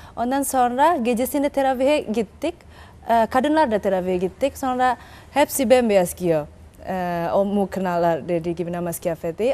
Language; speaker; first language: Turkish; non-native, fluent; Indonesian